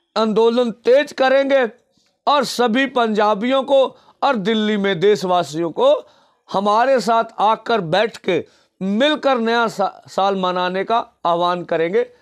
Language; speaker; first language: Hindi; non-native, local second language; Punjabi